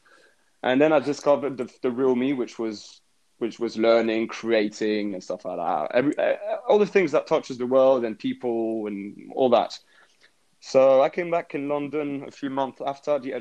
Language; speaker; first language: English; native; English